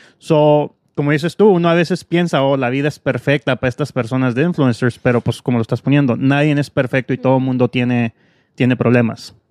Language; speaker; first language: Spanish; early bilingual, heritage; Spanish